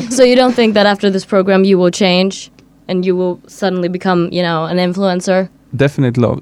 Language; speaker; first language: English; non-native, fluent; Hungarian